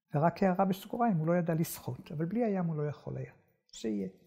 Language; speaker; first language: Hebrew; native; Hebrew